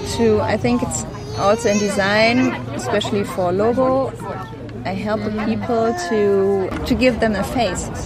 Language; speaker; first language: English; non-native, learner; German